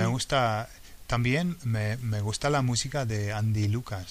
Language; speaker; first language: Spanish; non-native, fluent; English